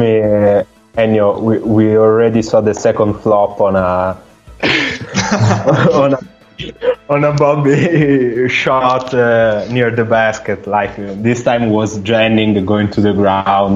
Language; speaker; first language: English; non-native, fluent; Italian